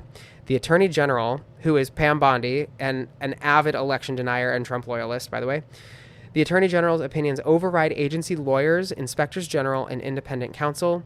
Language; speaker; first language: English; native; English